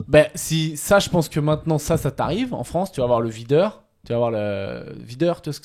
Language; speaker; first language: French; native; French